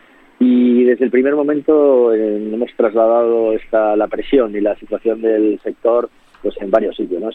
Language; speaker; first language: Spanish; native; Spanish